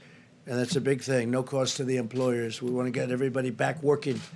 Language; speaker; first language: English; native; English